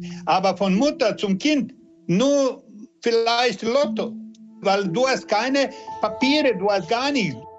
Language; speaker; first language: German; non-native, learner; Serbian